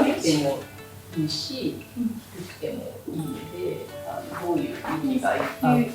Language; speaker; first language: Japanese; native; Japanese